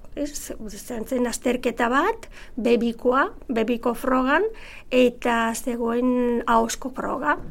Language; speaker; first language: Basque; non-native, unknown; Bulgarian